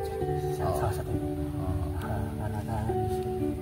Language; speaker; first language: Indonesian; native; Indonesian